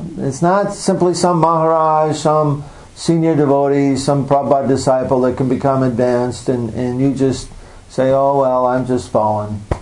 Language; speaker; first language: English; native; English